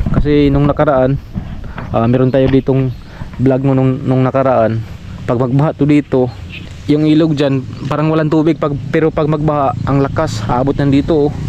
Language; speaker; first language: Filipino; non-native, local second language; Cebuano